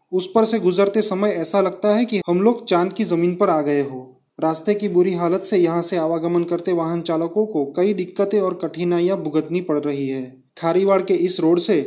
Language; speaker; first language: Hindi; non-native, local second language; Gujarati